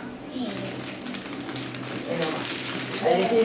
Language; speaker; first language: French; native; French